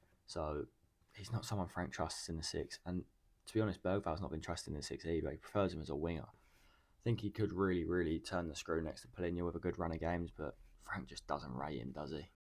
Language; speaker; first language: English; native; English